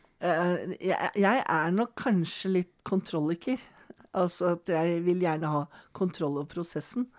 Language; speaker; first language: Norwegian; native; Norwegian